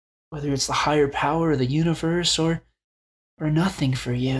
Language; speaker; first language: English; native; English